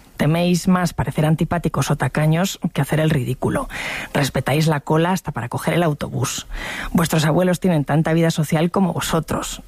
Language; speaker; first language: Spanish; native; Spanish